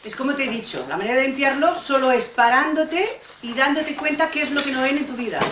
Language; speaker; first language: Spanish; non-native, local second language; Catalan